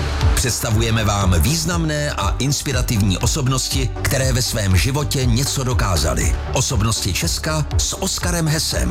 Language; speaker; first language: Czech; native; Czech